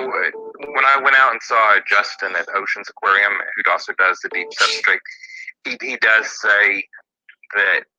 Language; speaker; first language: English; native; English